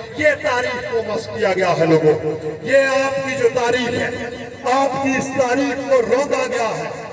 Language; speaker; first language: Urdu; non-native, local second language; Pahari-Potwari